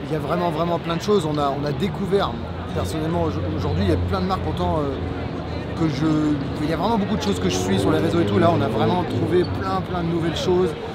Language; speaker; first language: French; native; French